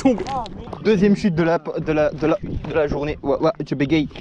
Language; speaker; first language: French; native; French